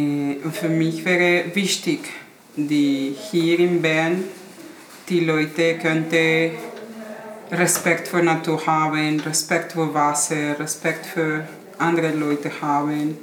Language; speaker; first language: German; non-native, learner; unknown